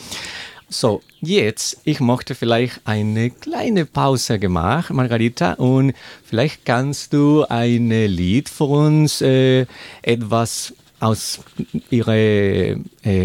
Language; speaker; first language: German; non-native, learner; Spanish